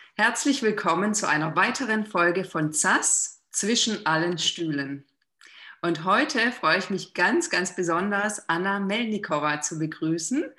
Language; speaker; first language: German; native; German